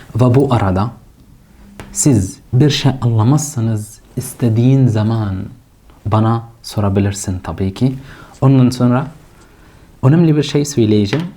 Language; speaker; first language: Turkish; non-native, fluent; Arabic